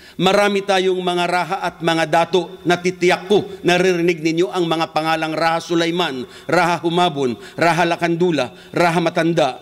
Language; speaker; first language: Filipino; non-native, local second language; Hiligaynon